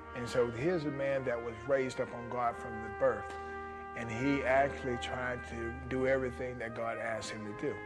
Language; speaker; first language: English; native; English